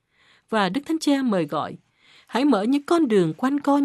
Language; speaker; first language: Vietnamese; native; Vietnamese